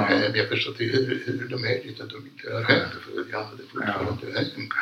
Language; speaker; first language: Swedish; non-native, fluent; Polish